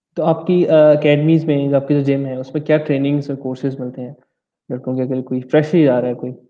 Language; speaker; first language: Urdu; native; Urdu